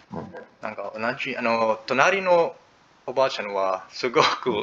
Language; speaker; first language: Japanese; non-native, learner; English